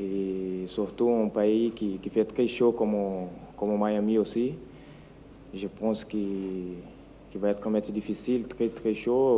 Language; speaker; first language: French; non-native, fluent; Portuguese